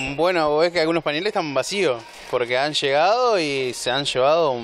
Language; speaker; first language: Spanish; native; Spanish